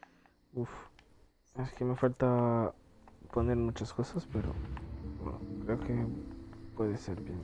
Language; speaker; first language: Spanish; non-native, learner; French